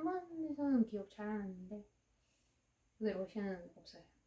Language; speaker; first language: Korean; non-native, fluent; Russian